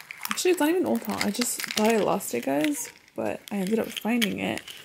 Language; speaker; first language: English; early bilingual, other home language; Spanish